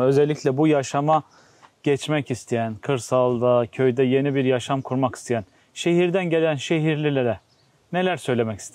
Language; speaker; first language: Turkish; native; Turkish